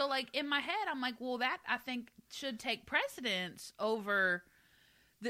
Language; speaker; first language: English; native; English